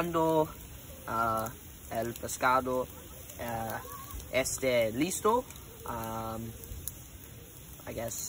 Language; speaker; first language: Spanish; non-native, learner; English